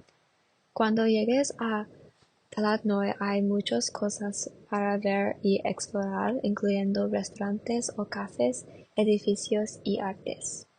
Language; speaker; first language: Spanish; non-native, learner; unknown